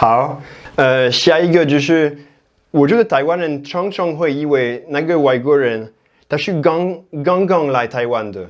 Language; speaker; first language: Chinese; non-native, fluent; French